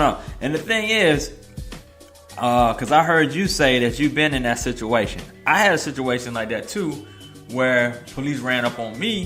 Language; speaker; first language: English; native; English